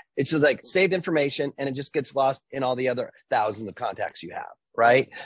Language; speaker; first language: English; native; English